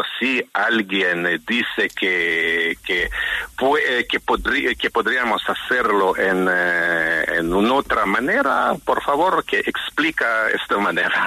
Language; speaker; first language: Spanish; non-native, fluent; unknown